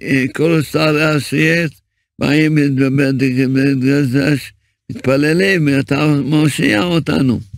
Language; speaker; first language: Hebrew; early bilingual, other home language; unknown